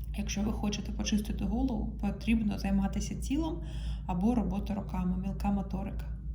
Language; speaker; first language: Ukrainian; non-native, local second language; Russian